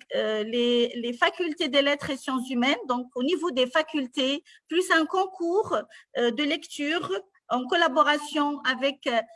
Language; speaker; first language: French; non-native, local second language; Arabic